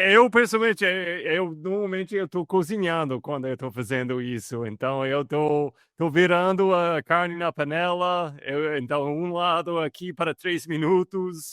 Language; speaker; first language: Portuguese; non-native, fluent; English